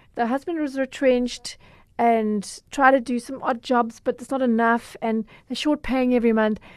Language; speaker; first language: English; native; English